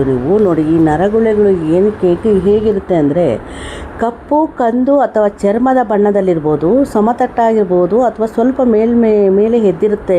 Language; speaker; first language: Kannada; native; Kannada